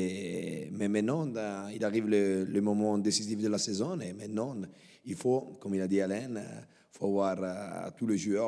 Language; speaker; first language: French; non-native, local second language; Italian